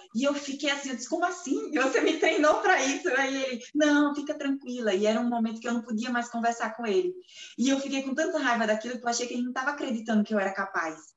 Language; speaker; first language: Portuguese; native; Portuguese